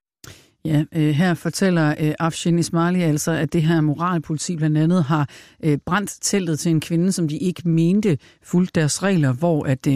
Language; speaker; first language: Danish; native; Danish